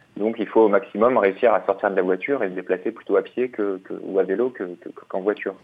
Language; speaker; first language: French; native; French